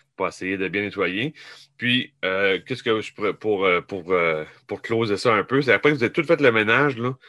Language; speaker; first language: French; native; French